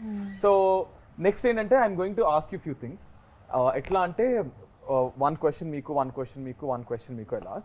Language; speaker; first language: Telugu; native; Telugu